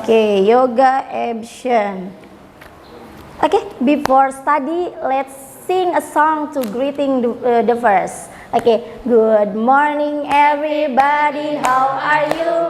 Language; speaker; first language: English; non-native, learner; Indonesian